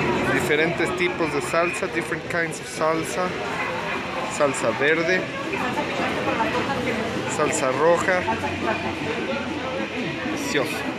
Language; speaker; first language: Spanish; early bilingual, heritage; English